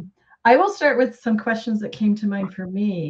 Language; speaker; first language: English; native; English